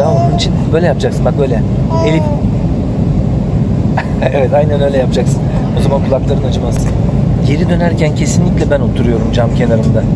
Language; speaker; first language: Turkish; native; Turkish